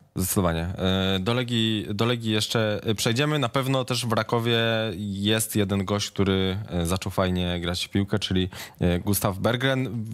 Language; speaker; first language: Polish; native; Polish